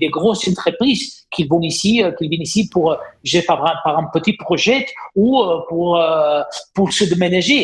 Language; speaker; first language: French; non-native, fluent; Italian